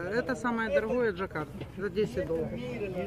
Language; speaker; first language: Russian; non-native, learner; Turkish